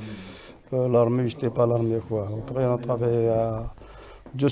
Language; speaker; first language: French; non-native, learner; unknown